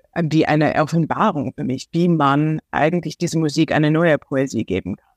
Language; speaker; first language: German; non-native, fluent; English